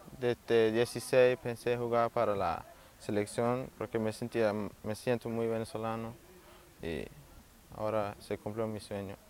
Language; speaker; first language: Spanish; early bilingual, heritage; Spanish